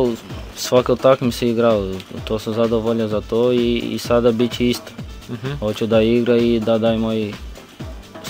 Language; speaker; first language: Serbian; non-native, learner; Portuguese